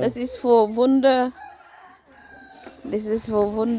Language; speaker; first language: German; non-native, learner; Cebuano